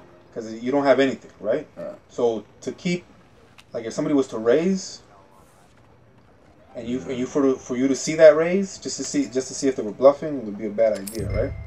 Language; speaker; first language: English; native; English